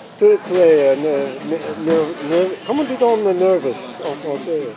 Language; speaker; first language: French; non-native, learner; English